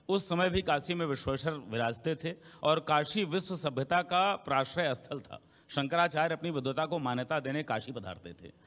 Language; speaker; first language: Hindi; native; Hindi